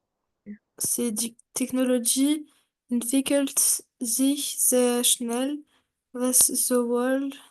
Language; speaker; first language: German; non-native, learner; French